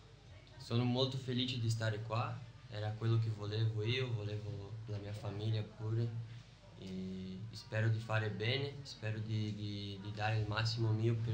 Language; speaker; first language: Italian; non-native, fluent; Portuguese